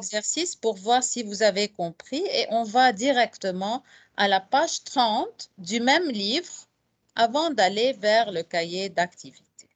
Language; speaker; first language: French; non-native, fluent; Arabic